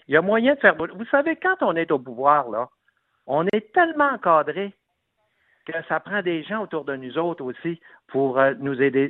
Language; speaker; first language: French; native; French